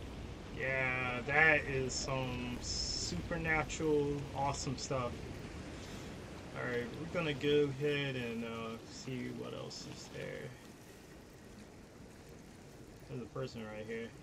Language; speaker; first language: English; native; English